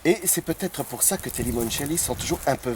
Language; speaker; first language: French; native; French